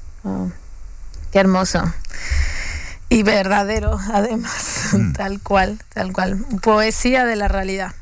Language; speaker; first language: Spanish; native; Spanish